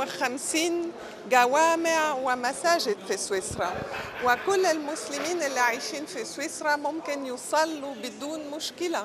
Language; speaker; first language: Arabic; non-native, fluent; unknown